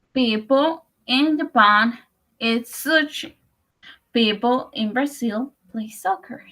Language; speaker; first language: English; non-native, learner; Spanish